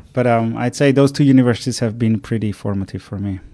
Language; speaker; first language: English; non-native, fluent; Armenian